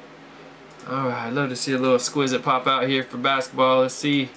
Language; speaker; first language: English; native; English